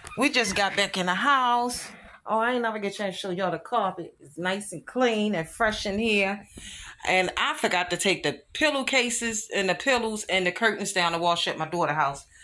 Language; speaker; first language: English; native; English